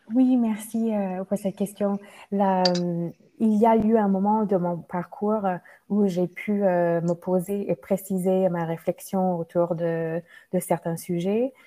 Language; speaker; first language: French; non-native, fluent; English